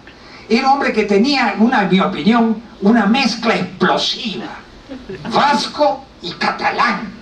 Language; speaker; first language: Spanish; native; Spanish